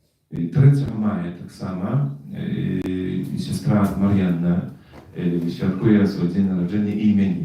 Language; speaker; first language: Polish; non-native, learner; Russian